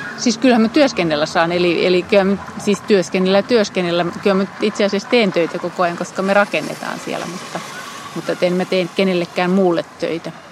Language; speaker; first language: Finnish; native; Finnish